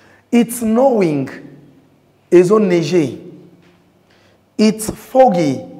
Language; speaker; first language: English; non-native, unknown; Lingala